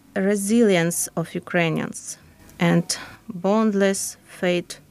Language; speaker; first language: English; non-native, fluent; Ukrainian